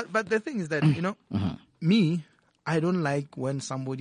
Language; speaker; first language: English; non-native, local second language; Northern Sotho